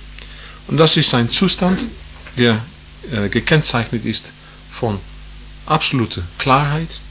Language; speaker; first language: German; non-native, fluent; English